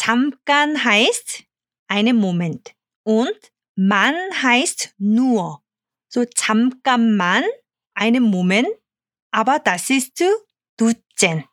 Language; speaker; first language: German; non-native, fluent; Korean